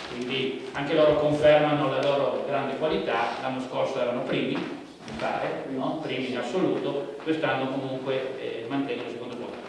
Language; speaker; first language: Italian; native; Italian